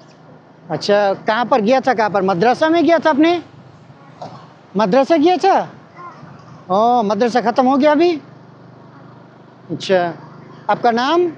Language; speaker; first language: Hindi; non-native, learner; Bangla